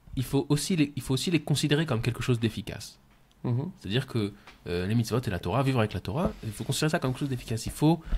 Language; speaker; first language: French; native; French